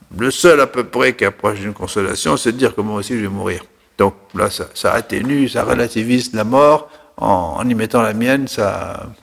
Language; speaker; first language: French; non-native, local second language; Arabic